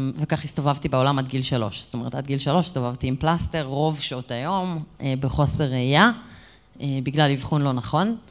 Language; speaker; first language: Hebrew; native; Hebrew